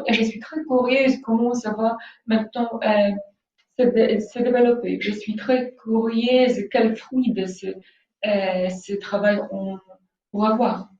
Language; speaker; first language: French; non-native, fluent; Polish